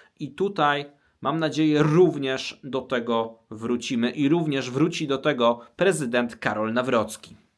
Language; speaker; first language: Polish; native; Polish